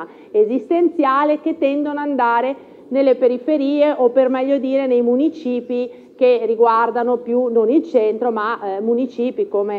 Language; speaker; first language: Italian; native; Italian